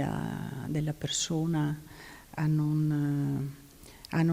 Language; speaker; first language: Italian; native; Italian